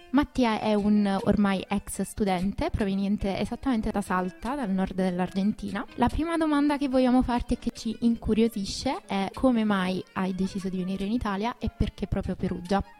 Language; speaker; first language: Italian; native; Italian